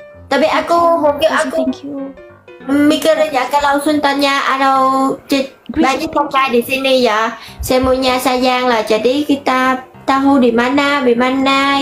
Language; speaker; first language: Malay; non-native, learner; Vietnamese